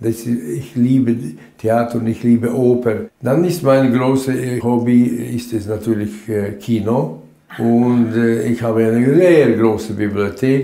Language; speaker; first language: German; non-native, fluent; Latvian